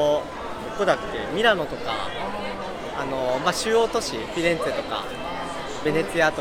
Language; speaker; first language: Japanese; native; Japanese